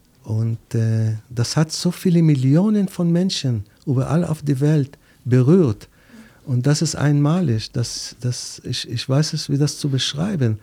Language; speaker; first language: German; non-native, fluent; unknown